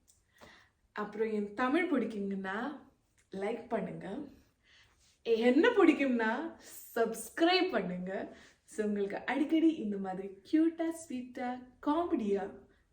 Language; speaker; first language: Tamil; non-native, local second language; Malayalam